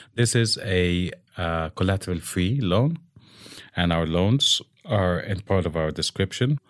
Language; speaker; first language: English; non-native, local second language; Arabic